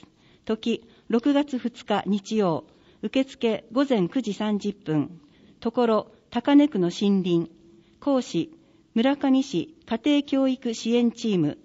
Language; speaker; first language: Japanese; native; Japanese